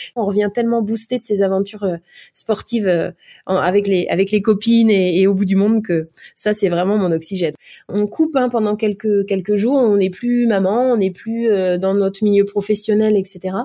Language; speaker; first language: French; native; French